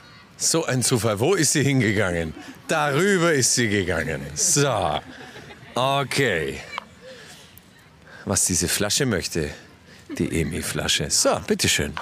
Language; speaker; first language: German; native; German